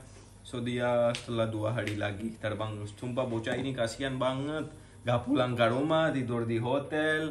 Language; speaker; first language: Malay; non-native, fluent; Urdu